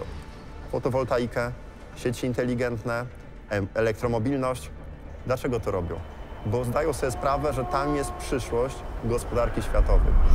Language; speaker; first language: Polish; native; Polish